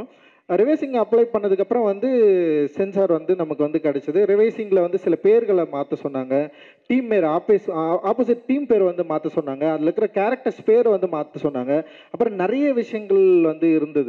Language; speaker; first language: Tamil; native; Tamil